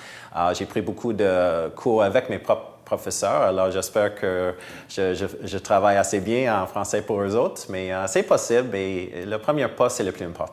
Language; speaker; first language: French; non-native, fluent; English